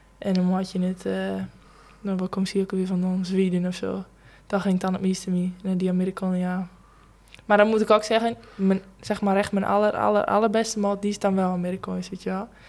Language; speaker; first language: Dutch; native; Dutch